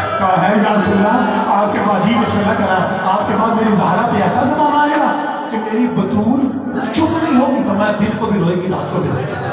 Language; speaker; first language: Urdu; non-native, local second language; Punjabi